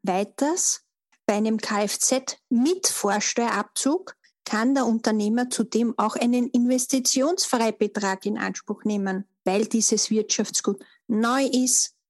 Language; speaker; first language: German; native; German